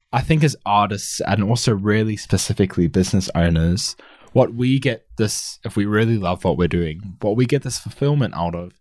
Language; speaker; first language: English; native; English